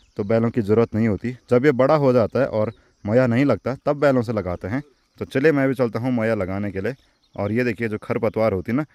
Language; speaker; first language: Hindi; non-native, local second language; Garhwali